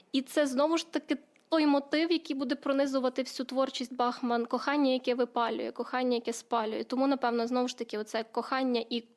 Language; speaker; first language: Ukrainian; native; Ukrainian